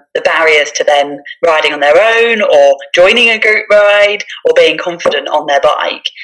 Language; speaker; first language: English; native; English